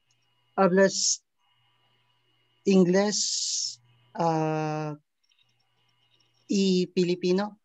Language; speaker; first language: Spanish; non-native, learner; English